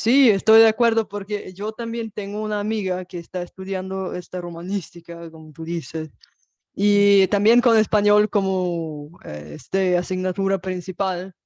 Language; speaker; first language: Spanish; non-native, fluent; Bulgarian